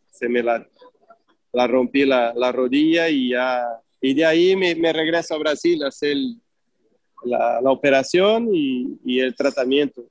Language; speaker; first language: Spanish; non-native, fluent; Portuguese